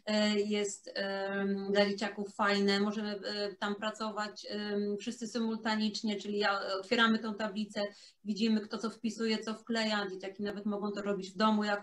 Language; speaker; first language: Polish; native; Polish